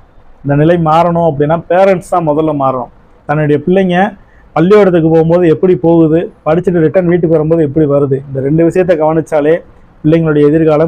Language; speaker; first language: Tamil; native; Tamil